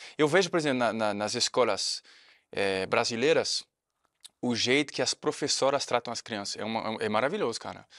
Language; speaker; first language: Portuguese; non-native, fluent; French